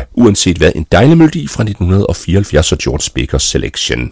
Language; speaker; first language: Danish; native; Danish